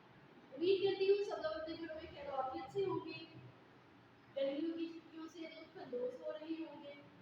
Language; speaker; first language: Urdu; native; Urdu